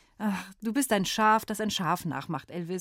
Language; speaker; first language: German; native; German